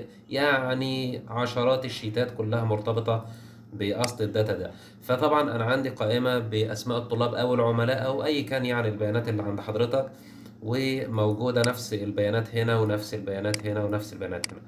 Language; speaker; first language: Arabic; native; Arabic